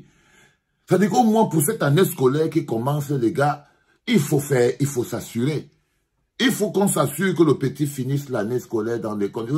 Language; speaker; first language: French; native; French